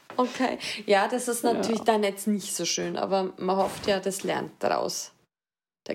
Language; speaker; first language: German; native; German